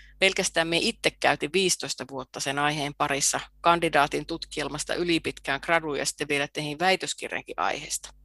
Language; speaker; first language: Finnish; native; Finnish